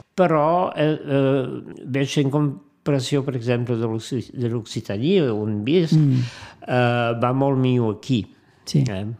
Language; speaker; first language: Catalan; non-native, local second language; French